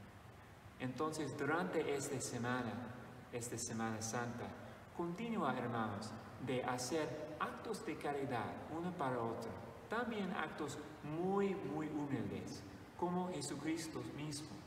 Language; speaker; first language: Spanish; non-native, fluent; English